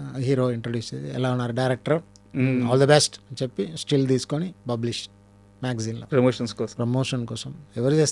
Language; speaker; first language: Telugu; non-native, fluent; Tamil